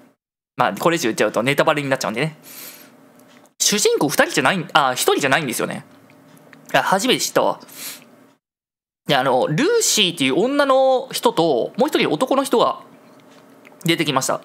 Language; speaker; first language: Japanese; native; Japanese